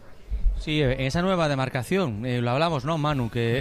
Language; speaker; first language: Spanish; native; Spanish